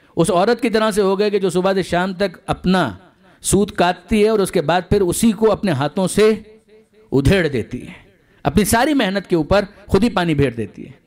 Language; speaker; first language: Urdu; non-native, local second language; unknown